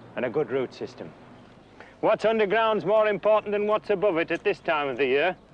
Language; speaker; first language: English; native; English